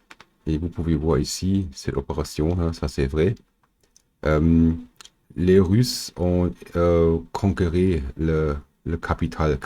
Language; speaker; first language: French; non-native, learner; German